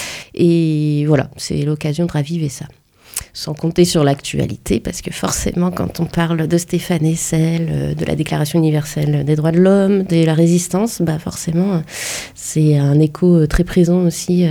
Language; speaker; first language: French; native; French